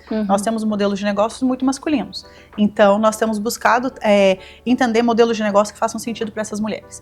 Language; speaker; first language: Portuguese; native; Portuguese